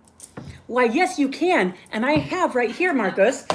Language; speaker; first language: English; native; English